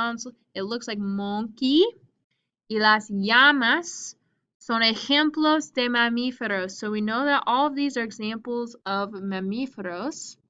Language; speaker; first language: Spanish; non-native, fluent; English